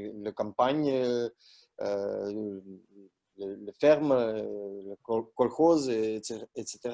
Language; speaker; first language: French; non-native, learner; Russian